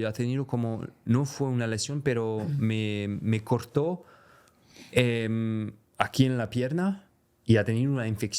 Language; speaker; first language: Spanish; non-native, fluent; French